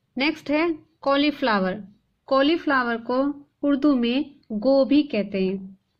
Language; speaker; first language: Hindi; native; Hindi